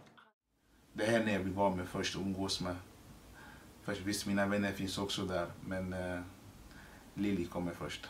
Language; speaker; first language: Swedish; early bilingual, other home language; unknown